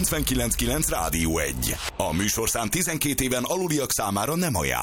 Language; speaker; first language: Hungarian; native; Hungarian